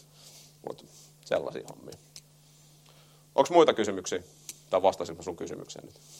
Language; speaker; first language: Finnish; native; Finnish